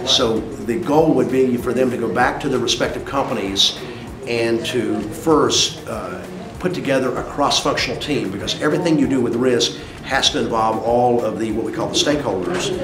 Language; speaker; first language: English; native; English